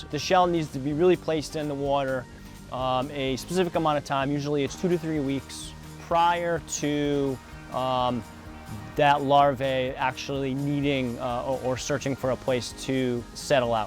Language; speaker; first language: English; native; English